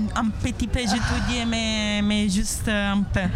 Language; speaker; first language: French; non-native, learner; Italian